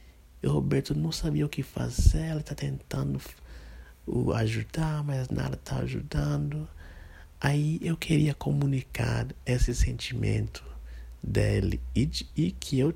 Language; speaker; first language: Portuguese; non-native, fluent; English